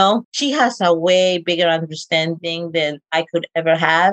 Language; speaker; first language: English; early bilingual, other home language; Spanish